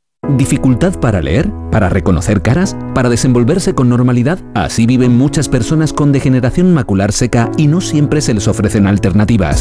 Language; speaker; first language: Spanish; native; Spanish